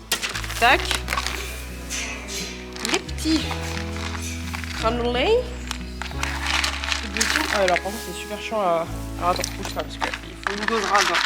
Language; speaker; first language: French; native; French